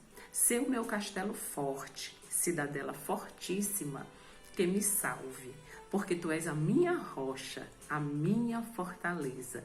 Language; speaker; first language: Portuguese; native; Portuguese